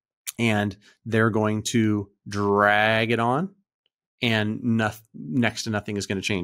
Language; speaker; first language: English; native; English